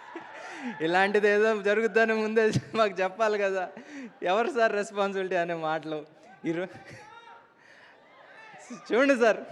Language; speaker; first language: Telugu; native; Telugu